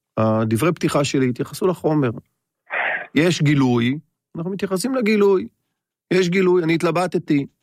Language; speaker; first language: Hebrew; native; Hebrew